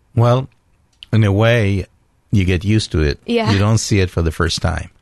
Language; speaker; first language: English; non-native, fluent; Hebrew